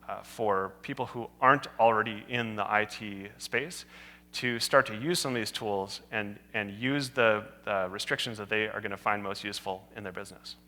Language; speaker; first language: English; native; English